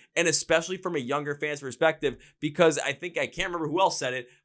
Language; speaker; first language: English; native; English